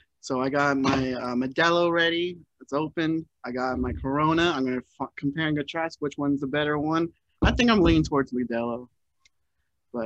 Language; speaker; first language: English; native; English